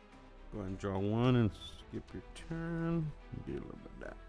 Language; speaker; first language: English; native; English